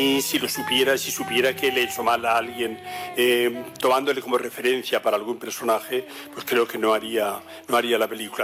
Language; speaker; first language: Spanish; native; Spanish